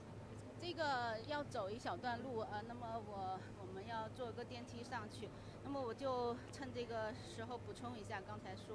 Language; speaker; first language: Chinese; native; Chinese